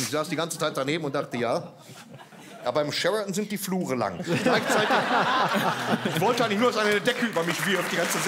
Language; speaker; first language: German; native; German